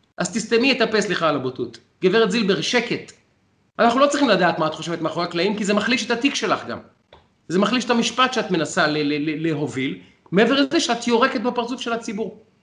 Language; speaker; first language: Hebrew; native; Hebrew